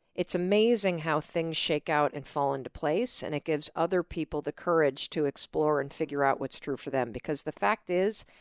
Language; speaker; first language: English; native; English